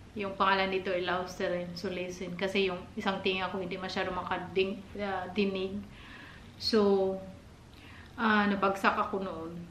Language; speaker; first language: Filipino; non-native, local second language; Cebuano